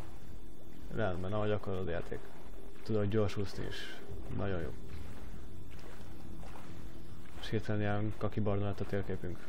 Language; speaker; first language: Hungarian; native; Hungarian